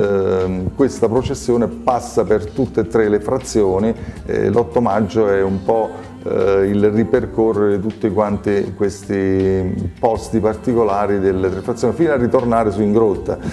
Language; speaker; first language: Italian; native; Italian